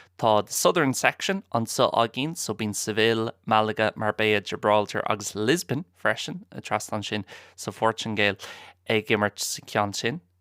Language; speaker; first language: Irish; non-native, local second language; English